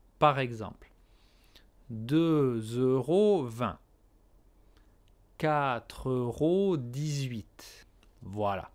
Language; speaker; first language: French; native; French